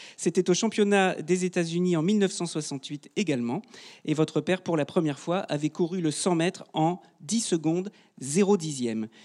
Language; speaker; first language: French; native; French